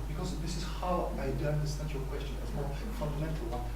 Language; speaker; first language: English; non-native, fluent; Polish